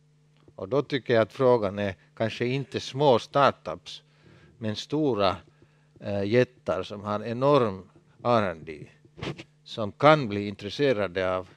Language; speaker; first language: Swedish; non-native, local second language; Finnish